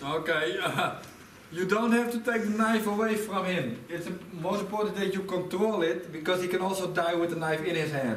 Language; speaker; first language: English; non-native, fluent; Dutch